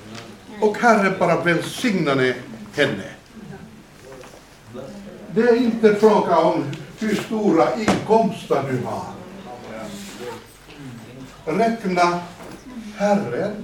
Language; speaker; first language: Swedish; non-native, fluent; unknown